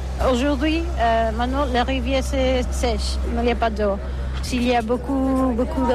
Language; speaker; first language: French; non-native, learner; Catalan